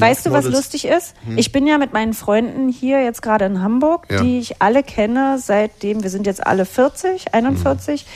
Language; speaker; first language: German; native; German